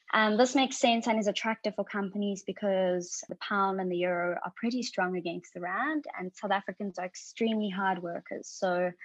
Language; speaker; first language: English; native; English